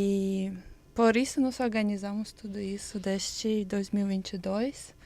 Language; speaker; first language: Portuguese; non-native, learner; Ukrainian